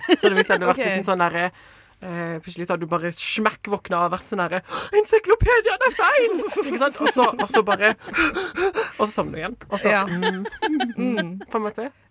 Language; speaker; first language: Norwegian; native; Norwegian